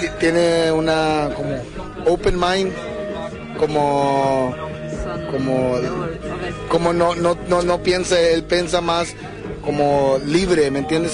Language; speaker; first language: Spanish; early bilingual, heritage; English